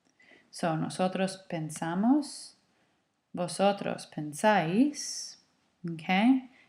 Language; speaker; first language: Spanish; non-native, fluent; English